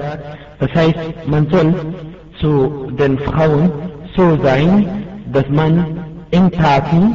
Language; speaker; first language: German; non-native, fluent; Arabic